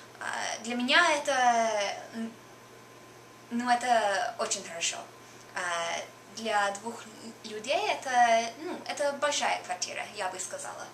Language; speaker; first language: Russian; non-native, fluent; English